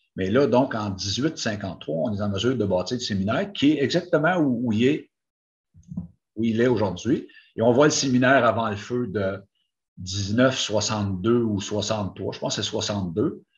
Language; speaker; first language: French; native; French